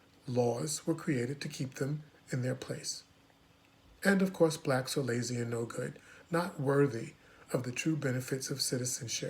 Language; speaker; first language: English; native; English